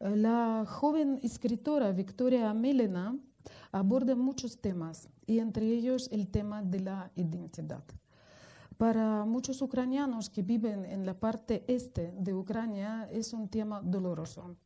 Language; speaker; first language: Spanish; non-native, fluent; Russian